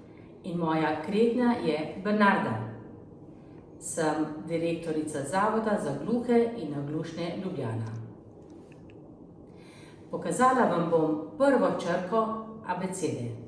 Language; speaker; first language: Slovenian; native; Slovenian